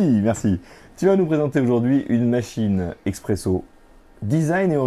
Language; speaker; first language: French; native; French